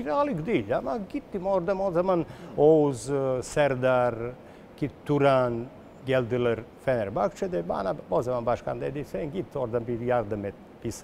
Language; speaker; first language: Turkish; non-native, learner; Serbian